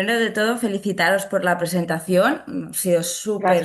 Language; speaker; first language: Spanish; native; Spanish